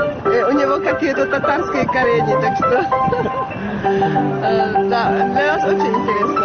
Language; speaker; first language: Russian; non-native, fluent; Czech